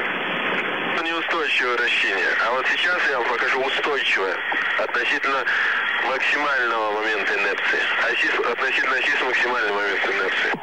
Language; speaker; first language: Russian; native; Russian